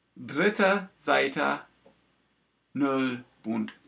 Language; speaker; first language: German; non-native, learner; English